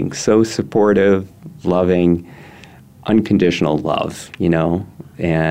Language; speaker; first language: English; native; English